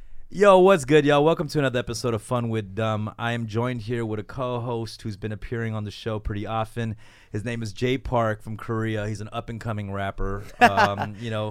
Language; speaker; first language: English; early bilingual, other home language; Korean